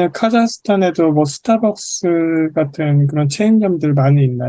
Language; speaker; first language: Korean; native; Korean